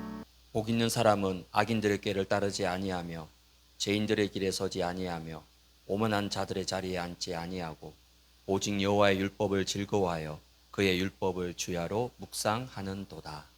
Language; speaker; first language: Korean; native; Korean